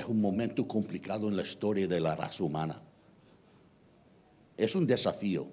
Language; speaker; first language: Spanish; non-native, fluent; English